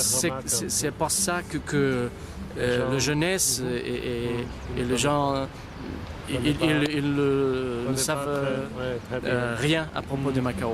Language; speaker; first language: French; non-native, fluent; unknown